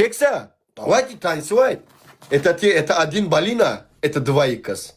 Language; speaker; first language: Russian; non-native, learner; Turkmen